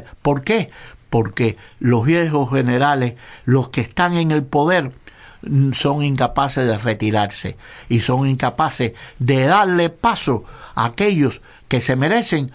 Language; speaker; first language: Spanish; native; Spanish